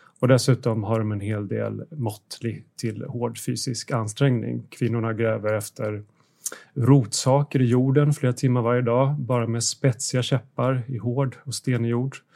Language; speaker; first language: Swedish; native; Swedish